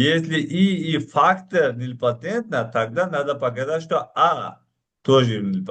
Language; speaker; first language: Russian; non-native, local second language; Uzbek